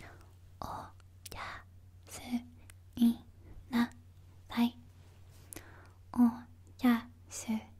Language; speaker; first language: Japanese; non-native, learner; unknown